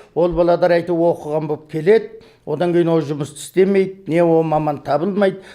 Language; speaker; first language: Kazakh; native; Kazakh